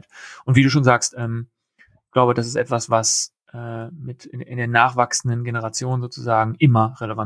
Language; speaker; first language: German; native; German